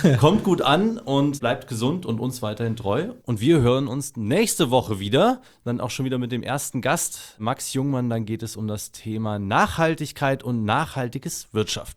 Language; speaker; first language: German; native; German